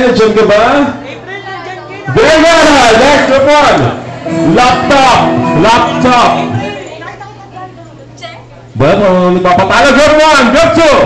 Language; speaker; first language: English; non-native, local second language; Filipino